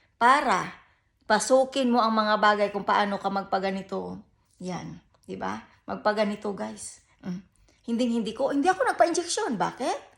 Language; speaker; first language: Filipino; native; Filipino